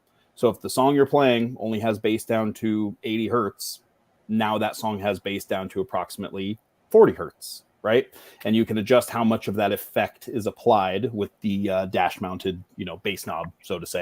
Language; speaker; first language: English; native; English